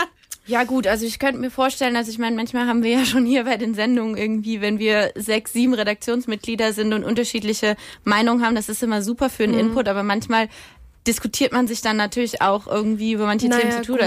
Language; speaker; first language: German; native; German